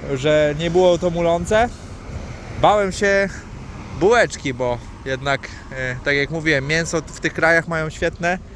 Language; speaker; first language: Polish; native; Polish